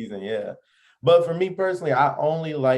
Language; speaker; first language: English; native; English